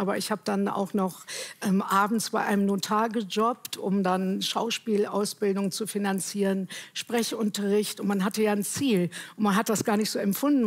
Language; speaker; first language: German; native; German